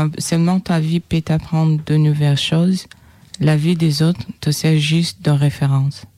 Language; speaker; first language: French; non-native, local second language; Kinyarwanda